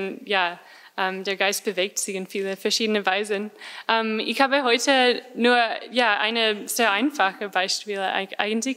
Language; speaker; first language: German; non-native, fluent; English